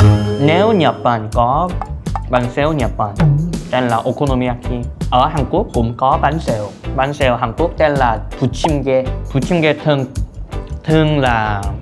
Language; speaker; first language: Vietnamese; non-native, fluent; Korean